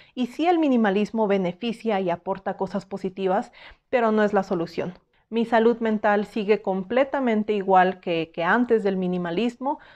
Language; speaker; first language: Spanish; native; Spanish